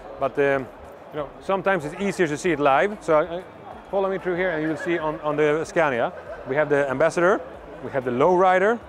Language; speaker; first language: English; non-native, fluent; Swedish